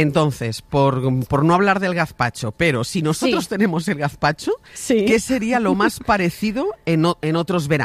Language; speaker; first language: Spanish; native; Spanish